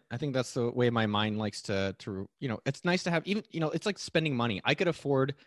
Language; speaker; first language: English; native; English